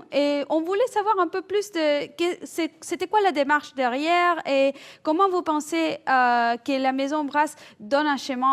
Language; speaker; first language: French; non-native, fluent; Spanish